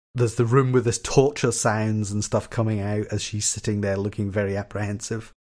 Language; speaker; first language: English; native; English